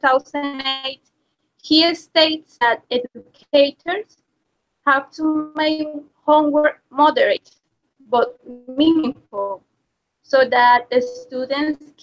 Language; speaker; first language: English; non-native, learner; Spanish